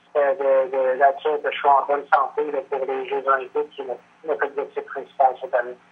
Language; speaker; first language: French; native; French